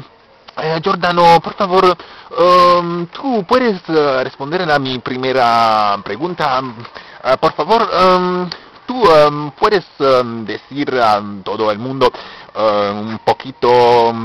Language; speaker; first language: Spanish; non-native, learner; French